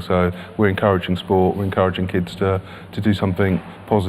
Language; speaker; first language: English; native; English